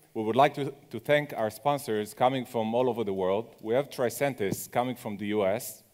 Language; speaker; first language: English; non-native, fluent; Hebrew